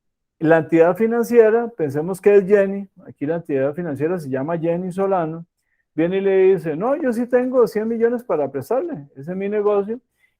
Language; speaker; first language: Spanish; native; Spanish